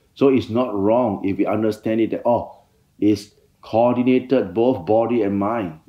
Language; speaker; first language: English; non-native, fluent; Thai